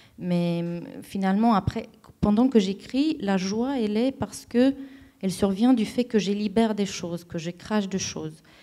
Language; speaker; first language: French; non-native, fluent; Romanian